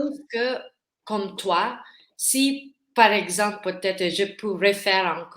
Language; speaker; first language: French; non-native, learner; Filipino